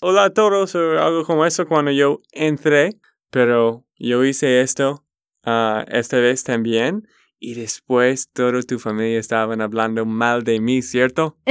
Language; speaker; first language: Spanish; non-native, learner; English